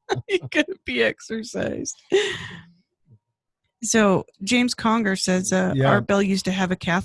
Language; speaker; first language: English; native; English